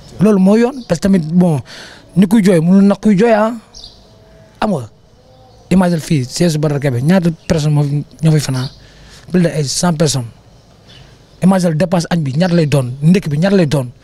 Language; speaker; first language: Wolof; native; Wolof